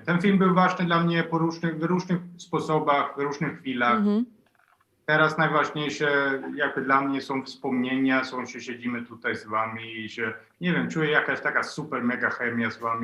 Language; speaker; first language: Polish; non-native, fluent; Swedish